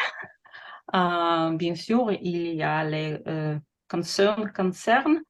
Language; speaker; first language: French; non-native, fluent; Russian